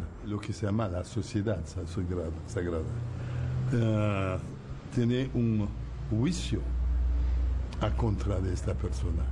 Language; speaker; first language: Spanish; non-native, fluent; Haitian Creole